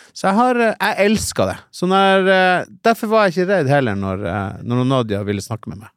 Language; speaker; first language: Norwegian; native; Norwegian